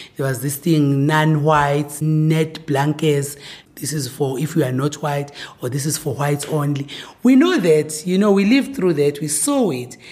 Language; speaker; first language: English; non-native, local second language; Zulu